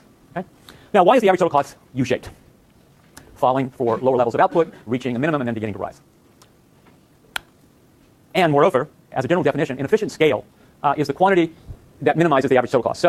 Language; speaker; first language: English; native; English